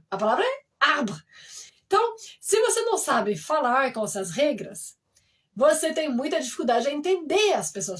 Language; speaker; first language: Portuguese; non-native, fluent; French